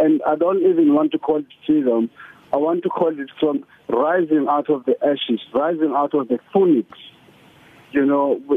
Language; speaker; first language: English; non-native, local second language; Zulu